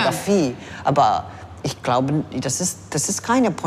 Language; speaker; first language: German; non-native, fluent; English